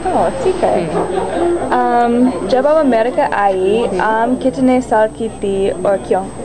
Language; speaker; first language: Hindi; non-native, learner; English